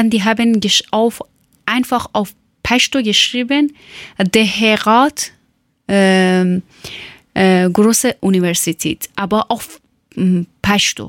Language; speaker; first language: German; non-native, learner; Persian